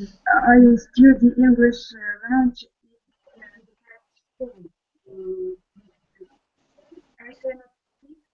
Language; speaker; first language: English; non-native, learner; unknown